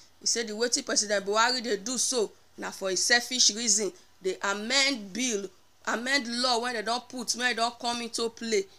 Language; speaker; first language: Nigerian Pidgin; native; Nigerian Pidgin